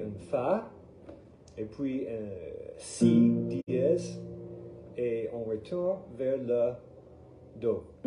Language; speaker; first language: French; non-native, fluent; English